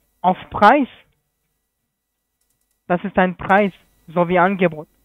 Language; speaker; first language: German; non-native, learner; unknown